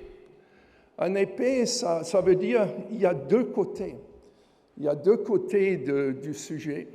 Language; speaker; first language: French; non-native, fluent; German